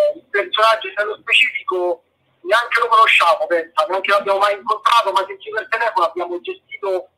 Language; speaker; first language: Italian; native; Italian